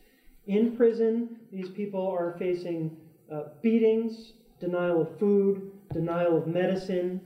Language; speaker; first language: English; native; English